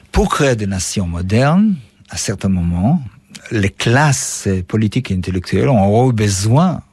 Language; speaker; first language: French; non-native, fluent; Hebrew